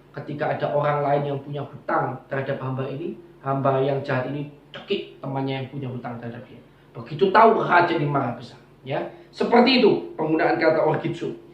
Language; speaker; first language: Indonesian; non-native, local second language; Javanese